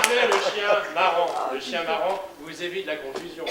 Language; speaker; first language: French; native; French